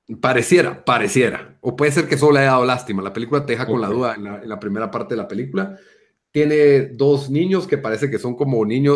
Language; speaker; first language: Spanish; native; Spanish